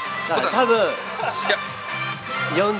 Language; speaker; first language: Japanese; native; Japanese